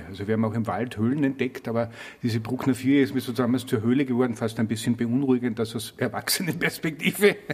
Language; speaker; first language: German; native; German